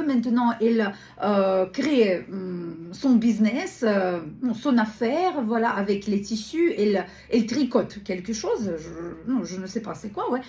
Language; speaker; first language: French; non-native, learner; Russian